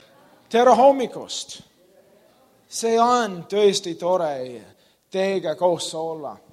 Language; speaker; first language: Estonian; non-native, learner; English